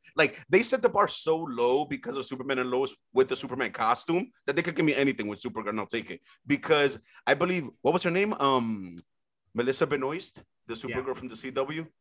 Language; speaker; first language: English; early bilingual, other home language; Spanish